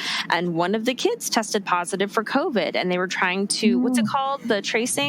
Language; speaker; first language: English; native; English